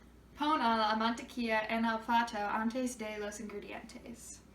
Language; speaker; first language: Spanish; non-native, learner; English